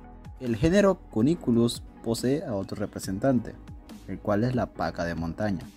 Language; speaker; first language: Spanish; native; Spanish